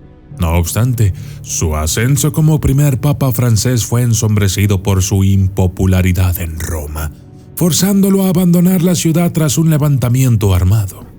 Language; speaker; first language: Spanish; native; Spanish